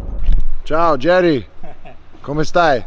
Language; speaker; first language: Italian; non-native, learner; English